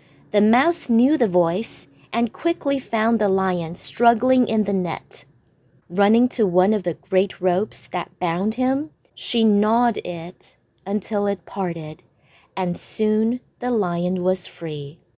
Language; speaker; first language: English; non-native, fluent; Chinese